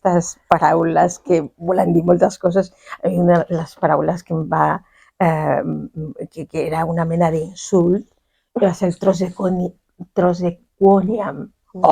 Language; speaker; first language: Catalan; non-native, fluent; Spanish